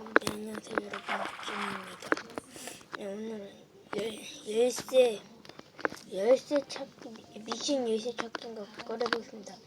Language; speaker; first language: Korean; native; Korean